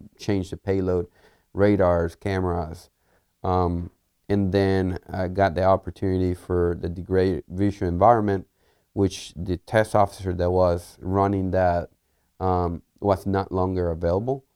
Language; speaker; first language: English; early bilingual, other home language; Spanish